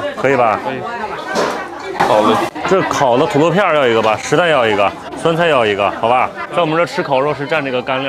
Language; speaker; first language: Chinese; native; Chinese